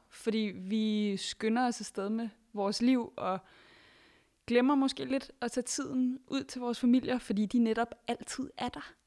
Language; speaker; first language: Danish; native; Danish